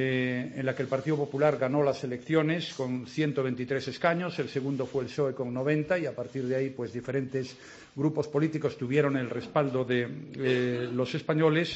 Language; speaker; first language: Spanish; native; Spanish